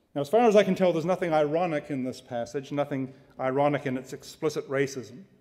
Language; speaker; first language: English; native; English